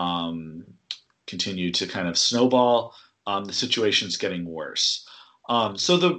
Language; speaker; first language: English; native; English